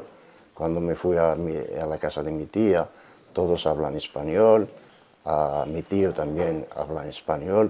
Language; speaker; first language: Spanish; non-native, learner; Arabic